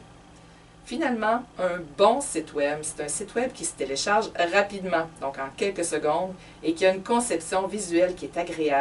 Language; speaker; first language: French; native; French